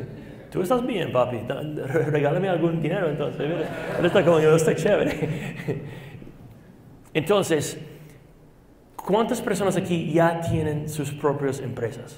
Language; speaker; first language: Spanish; non-native, fluent; English